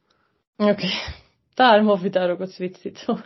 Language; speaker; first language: Georgian; non-native, fluent; Swedish